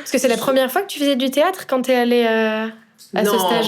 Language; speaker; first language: French; native; French